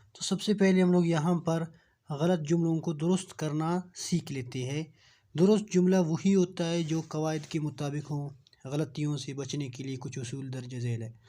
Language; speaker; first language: Urdu; non-native, local second language; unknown